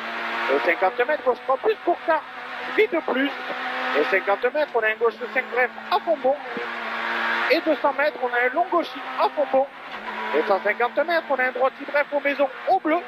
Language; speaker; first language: French; native; French